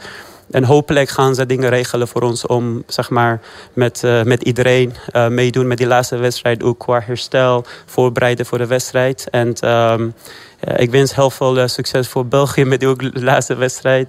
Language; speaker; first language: Dutch; early bilingual, other home language; Persian